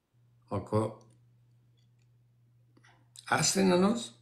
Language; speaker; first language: Persian; native; Persian